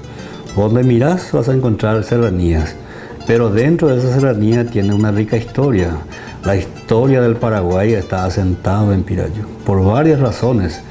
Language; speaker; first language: Spanish; native; Spanish